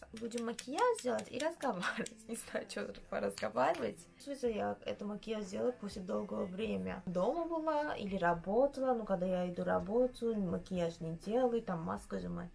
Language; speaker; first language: Russian; native; Russian